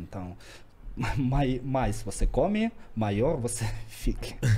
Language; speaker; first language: Portuguese; non-native, learner; Russian